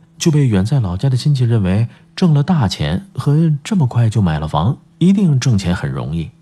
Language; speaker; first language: Chinese; native; Chinese